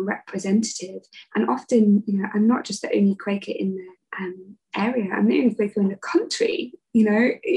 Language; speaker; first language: English; native; English